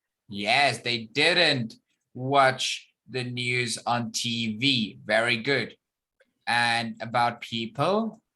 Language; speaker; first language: English; non-native, fluent; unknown